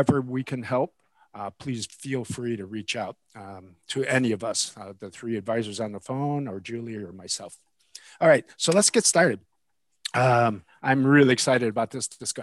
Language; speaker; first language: English; native; English